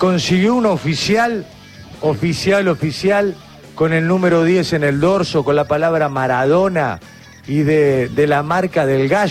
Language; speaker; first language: Spanish; native; Spanish